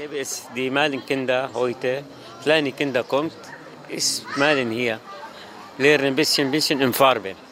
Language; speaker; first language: German; non-native, learner; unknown